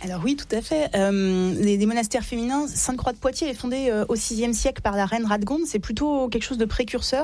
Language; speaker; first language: French; native; French